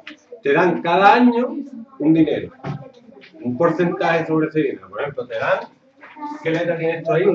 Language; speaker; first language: Spanish; native; Spanish